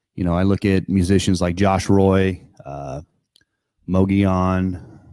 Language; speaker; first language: English; native; English